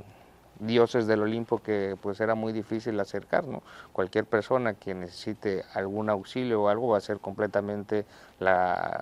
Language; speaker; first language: Spanish; native; Spanish